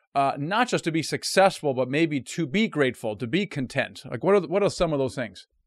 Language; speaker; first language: English; non-native, fluent; German